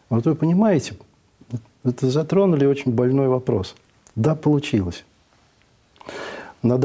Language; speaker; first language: Russian; native; Russian